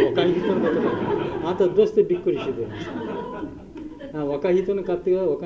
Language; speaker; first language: Japanese; non-native, learner; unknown